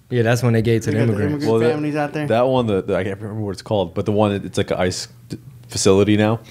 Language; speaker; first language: English; native; English